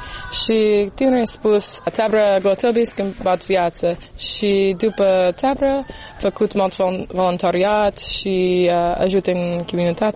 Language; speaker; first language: Romanian; non-native, learner; English